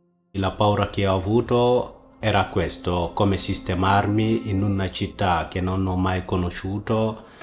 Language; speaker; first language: Italian; non-native, fluent; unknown